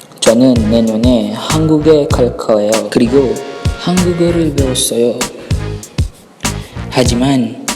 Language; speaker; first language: Korean; non-native, learner; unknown